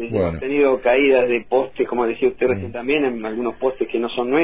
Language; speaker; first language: Spanish; native; Spanish